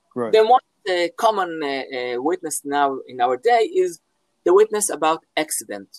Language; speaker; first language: English; non-native, fluent; Hebrew